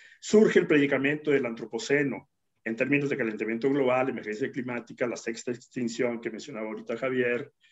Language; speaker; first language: Spanish; native; Spanish